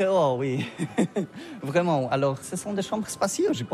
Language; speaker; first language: French; non-native, learner; Polish